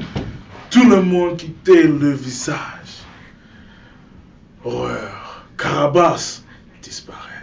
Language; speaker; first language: French; non-native, learner; English